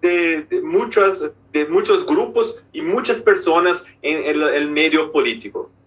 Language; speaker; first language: Spanish; non-native, fluent; Portuguese